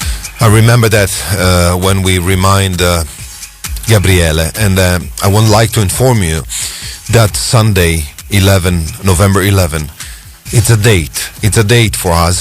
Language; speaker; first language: English; non-native, fluent; Italian